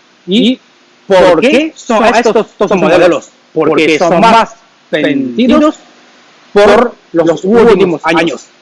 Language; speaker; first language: Spanish; non-native, learner; Chinese